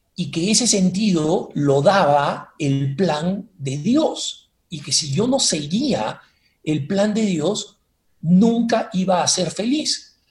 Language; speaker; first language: Spanish; native; Spanish